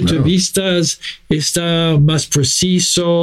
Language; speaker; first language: Spanish; non-native, fluent; English